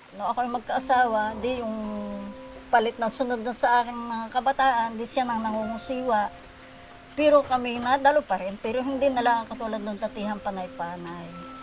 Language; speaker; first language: Filipino; native; Filipino